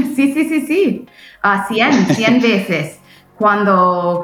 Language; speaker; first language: Spanish; non-native, fluent; English